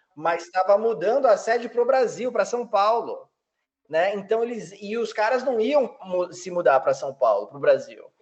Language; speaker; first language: Portuguese; early bilingual, heritage; Portuguese